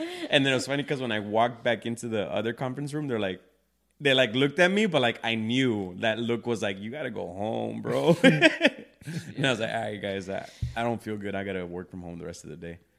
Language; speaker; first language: English; early bilingual, other home language; Spanish